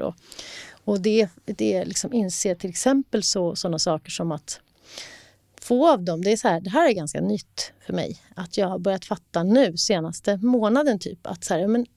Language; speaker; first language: Swedish; native; Swedish